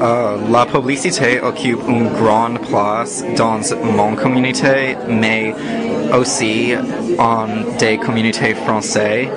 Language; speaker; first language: French; non-native, learner; English